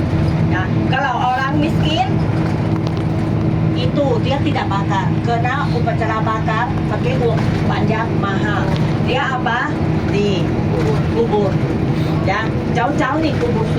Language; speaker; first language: Indonesian; non-native, learner; Thai